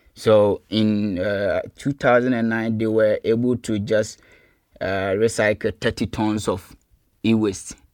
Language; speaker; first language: English; non-native, local second language; Akan